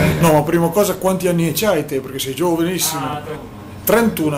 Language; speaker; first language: Italian; native; Italian